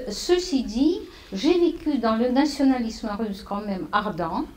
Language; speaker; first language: French; non-native, fluent; Russian